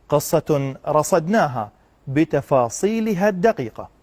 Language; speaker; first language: Arabic; native; Arabic